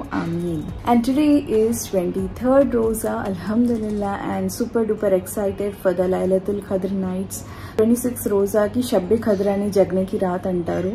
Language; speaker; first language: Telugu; non-native, local second language; Urdu